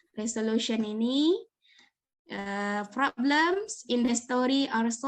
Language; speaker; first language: English; non-native, learner; Indonesian